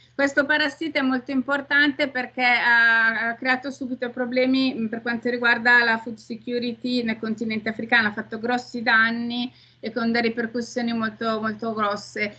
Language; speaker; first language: Italian; native; Italian